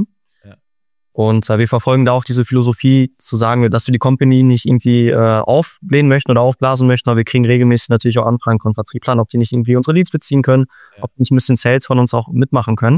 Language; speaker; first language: German; native; German